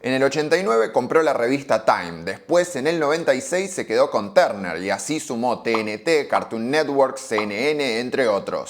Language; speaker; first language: Spanish; native; Spanish